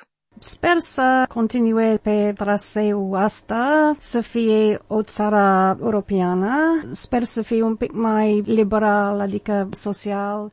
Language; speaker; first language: Romanian; non-native, fluent; English